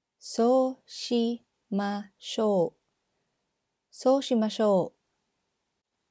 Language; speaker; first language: Japanese; non-native, fluent; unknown